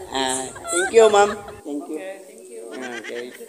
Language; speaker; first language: English; non-native, learner; Filipino